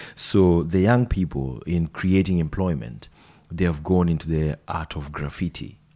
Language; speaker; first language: English; non-native, local second language; Swahili